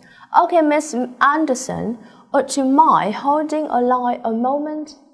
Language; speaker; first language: English; non-native, fluent; Vietnamese